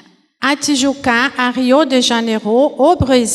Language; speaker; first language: French; non-native, fluent; Portuguese